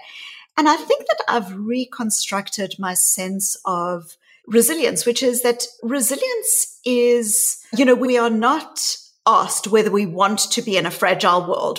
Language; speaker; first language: English; native; English